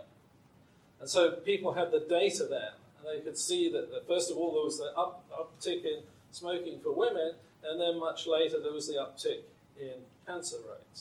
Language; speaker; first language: English; native; English